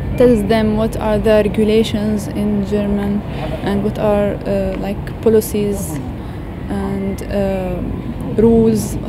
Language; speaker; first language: English; non-native, fluent; Arabic